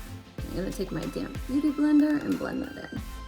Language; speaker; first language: English; native; English